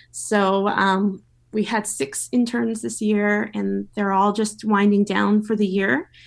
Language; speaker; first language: English; native; English